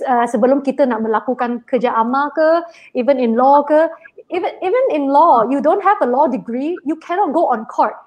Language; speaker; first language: English; non-native, local second language; Chinese